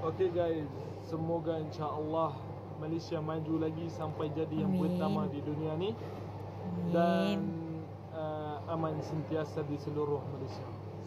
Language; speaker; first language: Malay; non-native, fluent; Arabic